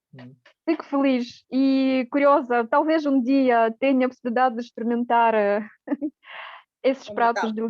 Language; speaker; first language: Portuguese; non-native, fluent; Romanian